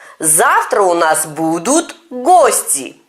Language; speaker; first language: Russian; non-native, fluent; Turkish